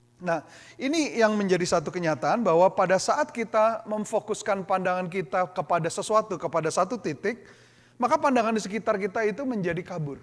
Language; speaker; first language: Indonesian; native; Indonesian